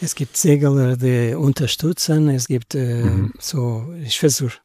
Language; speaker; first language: German; non-native, learner; Portuguese